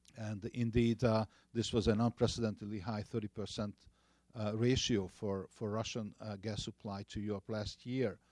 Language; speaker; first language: English; non-native, fluent; Hungarian